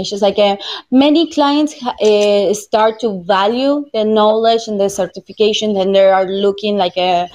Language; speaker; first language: English; non-native, fluent; Spanish